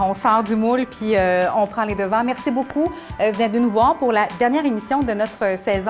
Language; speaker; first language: French; native; French